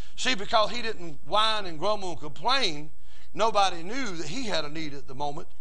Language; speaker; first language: English; native; English